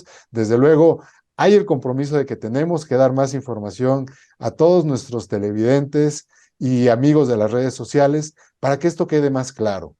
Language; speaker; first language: Spanish; native; Spanish